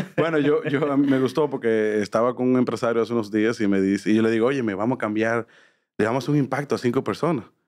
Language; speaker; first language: Spanish; native; Spanish